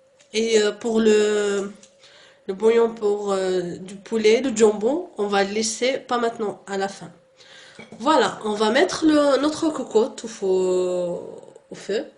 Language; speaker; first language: French; non-native, local second language; Arabic